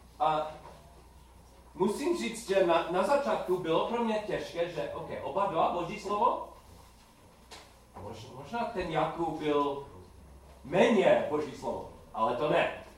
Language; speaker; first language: Czech; non-native, learner; English